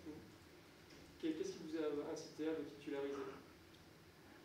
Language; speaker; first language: French; native; French